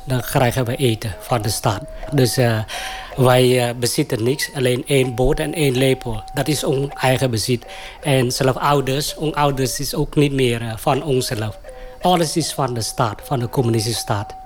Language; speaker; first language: Dutch; non-native, fluent; Khmer